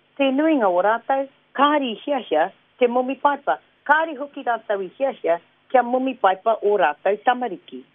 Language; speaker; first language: Māori; non-native, local second language; English